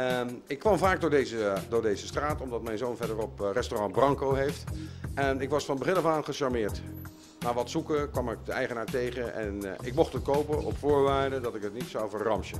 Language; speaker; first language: Dutch; native; Dutch